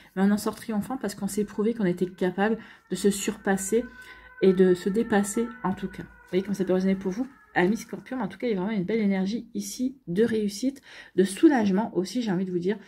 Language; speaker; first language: French; native; French